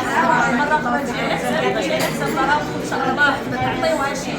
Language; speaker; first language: Arabic; native; Arabic